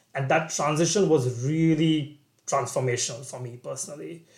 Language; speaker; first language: English; non-native, local second language; Bangla